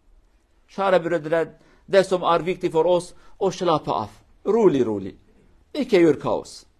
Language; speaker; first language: Norwegian; non-native, learner; Kurdish